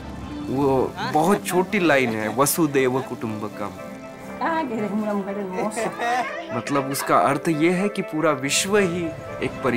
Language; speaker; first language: Hindi; non-native, local second language; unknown